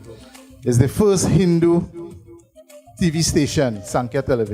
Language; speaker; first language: English; native; English